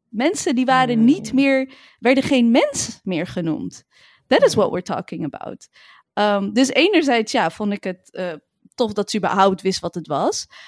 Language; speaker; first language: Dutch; early bilingual, other home language; Arabic